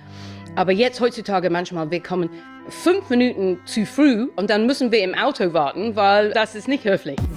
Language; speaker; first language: German; non-native, fluent; English